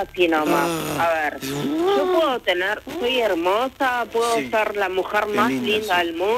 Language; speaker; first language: Spanish; native; Spanish